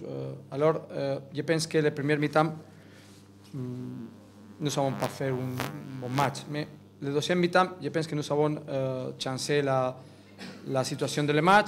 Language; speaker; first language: French; non-native, learner; Catalan